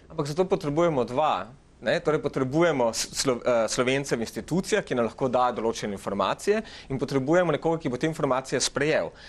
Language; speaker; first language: Slovenian; early bilingual, other home language; Macedonian